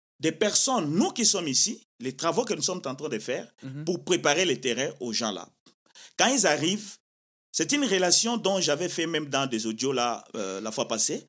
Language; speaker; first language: French; non-native, local second language; Lingala